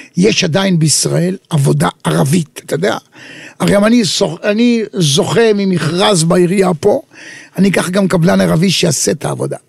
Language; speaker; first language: Hebrew; native; Hebrew